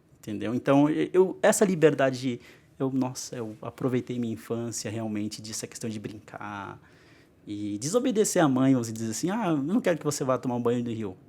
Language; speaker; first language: Portuguese; non-native, local second language; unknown